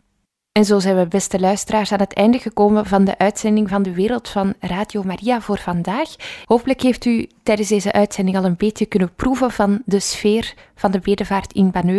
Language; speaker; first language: Dutch; native; Dutch